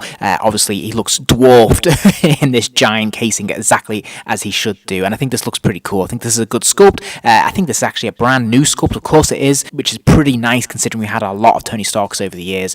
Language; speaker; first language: English; native; English